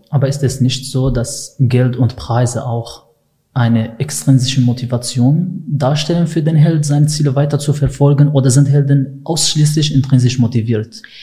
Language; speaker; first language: German; non-native, fluent; Arabic